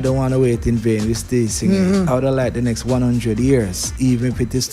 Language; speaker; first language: English; native; English